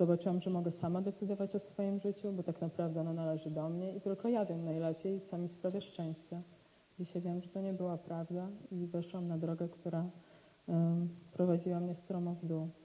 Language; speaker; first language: Polish; native; Polish